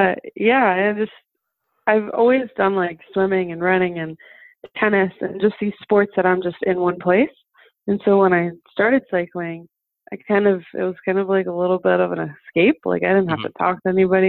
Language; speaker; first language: English; early bilingual, other home language; German